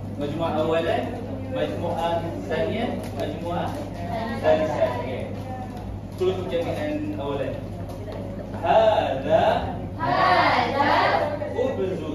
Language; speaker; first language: Arabic; non-native, learner; Malay